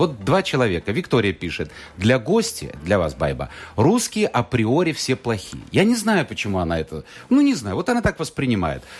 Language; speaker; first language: Russian; native; Russian